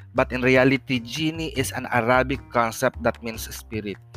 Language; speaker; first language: English; non-native, local second language; Filipino